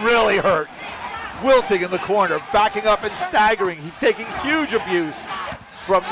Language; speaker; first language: English; native; English